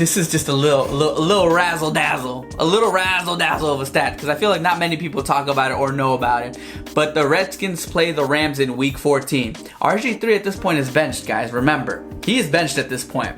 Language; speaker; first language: English; native; English